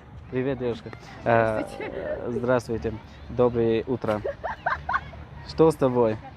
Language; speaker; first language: Russian; non-native, local second language; Tajik